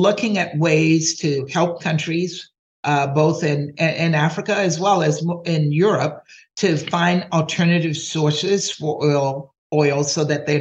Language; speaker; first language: English; native; English